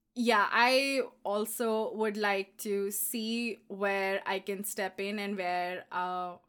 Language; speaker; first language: English; non-native, local second language; Hindi